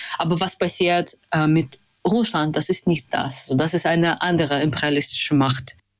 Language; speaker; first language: German; non-native, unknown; Russian